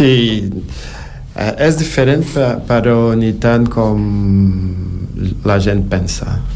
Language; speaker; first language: Catalan; non-native, learner; Portuguese